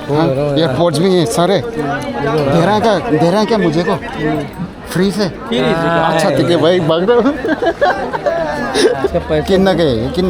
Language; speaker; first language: Hindi; non-native, local second language; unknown